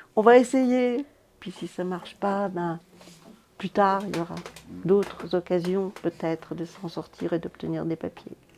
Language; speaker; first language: French; native; French